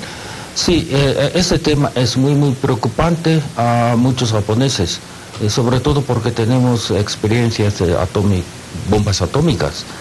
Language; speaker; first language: Spanish; non-native, learner; Japanese